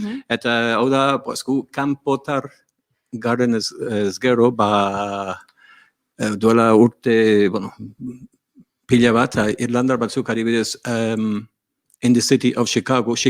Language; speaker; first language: Basque; non-native, learner; English